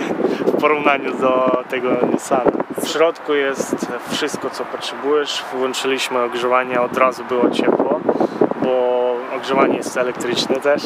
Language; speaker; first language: Polish; non-native, fluent; Ukrainian